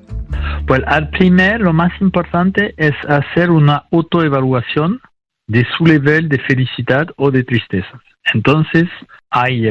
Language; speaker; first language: Spanish; non-native, fluent; French